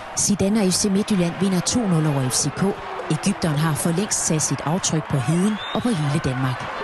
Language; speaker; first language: Danish; native; Danish